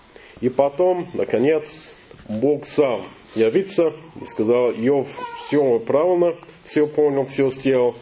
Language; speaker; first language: Russian; non-native, learner; English